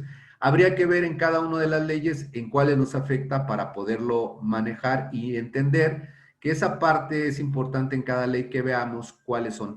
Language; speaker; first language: Spanish; native; Spanish